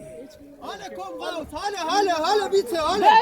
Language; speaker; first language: German; non-native, learner; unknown